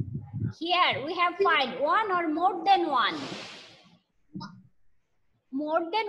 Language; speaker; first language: English; non-native, learner; Bangla